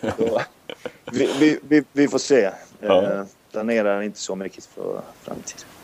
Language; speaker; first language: Swedish; non-native, fluent; Serbian